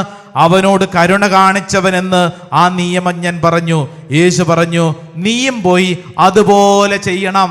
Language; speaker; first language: Malayalam; native; Malayalam